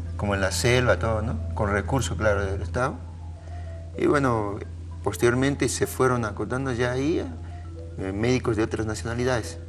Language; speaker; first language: Spanish; native; Spanish